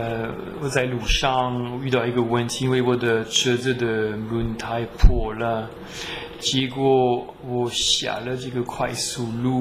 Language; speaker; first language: Chinese; non-native, fluent; French